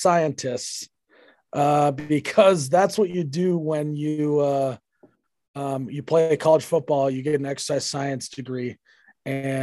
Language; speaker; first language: English; native; English